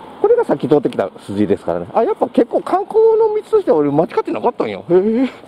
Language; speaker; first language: Japanese; native; Japanese